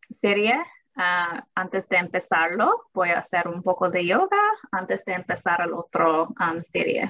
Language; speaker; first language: Spanish; early bilingual, heritage; English